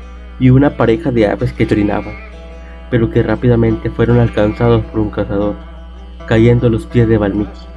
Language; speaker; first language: Spanish; native; Spanish